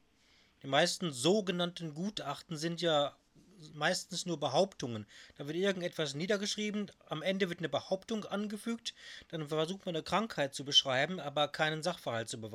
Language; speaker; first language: German; native; German